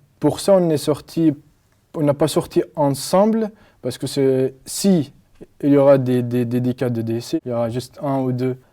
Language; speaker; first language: French; non-native, learner; Arabic